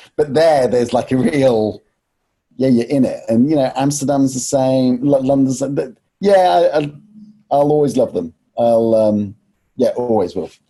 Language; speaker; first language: English; native; English